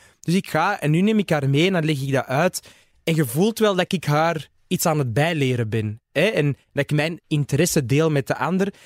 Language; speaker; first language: Dutch; early bilingual, other home language; Arabic